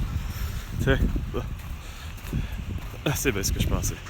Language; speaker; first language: French; native; French